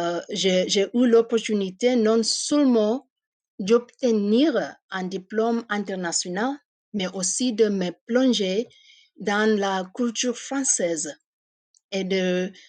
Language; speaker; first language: French; non-native, fluent; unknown